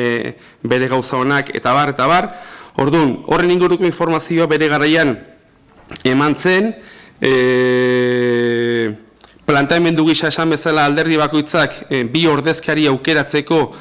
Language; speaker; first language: Basque; native; Basque